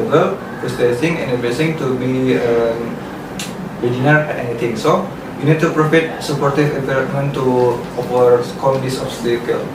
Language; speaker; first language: English; non-native, learner; Indonesian